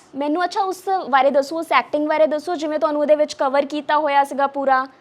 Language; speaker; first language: Punjabi; native; Punjabi